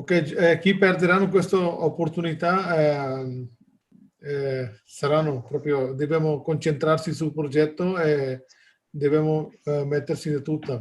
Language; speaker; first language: Italian; non-native, learner; Hindi